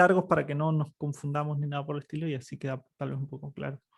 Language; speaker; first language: Spanish; native; Spanish